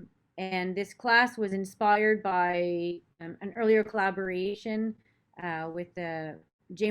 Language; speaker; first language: English; native; English